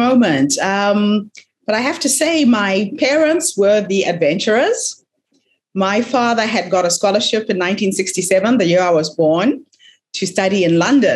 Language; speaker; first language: English; non-native, local second language; Shona